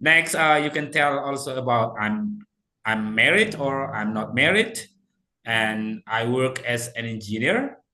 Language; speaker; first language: English; non-native, fluent; Indonesian